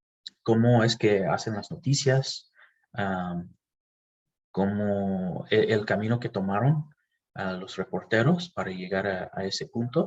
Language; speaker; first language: Spanish; non-native, fluent; English